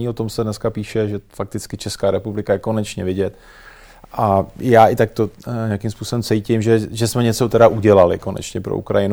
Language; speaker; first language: Czech; native; Czech